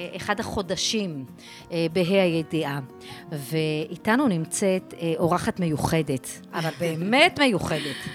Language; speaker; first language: Hebrew; native; Hebrew